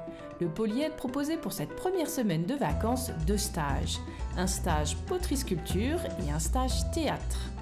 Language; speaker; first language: French; native; French